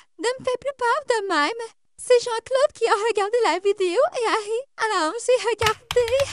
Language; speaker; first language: French; native; French